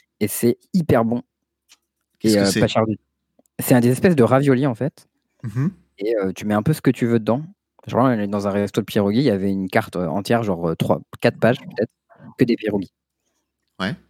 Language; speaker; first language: French; native; French